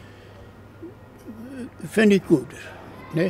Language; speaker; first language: German; native; German